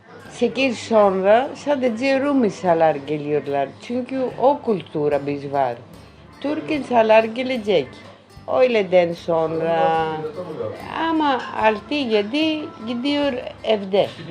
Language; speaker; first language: Turkish; non-native, learner; Greek